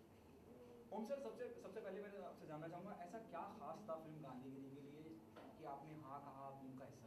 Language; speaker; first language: Hindi; native; Hindi